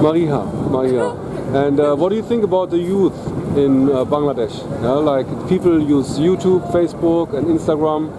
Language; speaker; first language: English; non-native, fluent; German